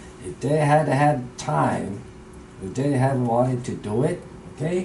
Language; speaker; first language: English; non-native, fluent; Korean